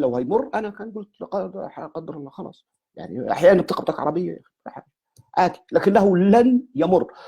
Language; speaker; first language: Arabic; native; Arabic